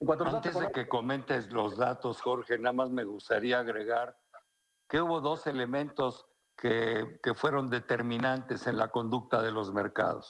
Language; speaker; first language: Spanish; native; Spanish